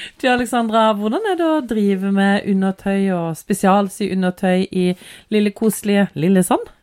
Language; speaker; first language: Norwegian; native; Norwegian